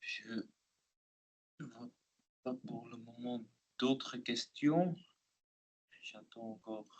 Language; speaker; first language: French; non-native, local second language; Dutch